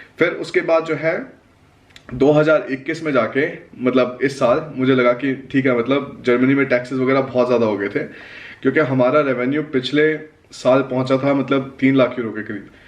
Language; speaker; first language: Hindi; native; Hindi